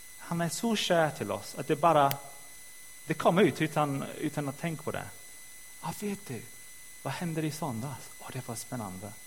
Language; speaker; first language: Swedish; non-native, fluent; English